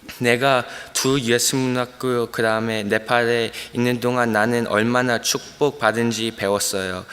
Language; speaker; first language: Korean; early bilingual, heritage; Korean